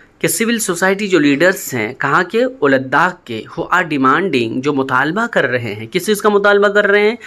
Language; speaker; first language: Urdu; native; Urdu